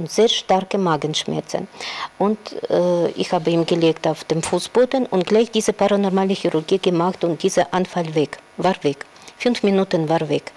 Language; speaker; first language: German; non-native, learner; Russian